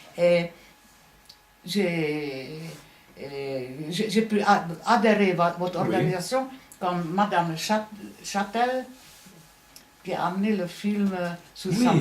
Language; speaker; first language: French; non-native, fluent; Hungarian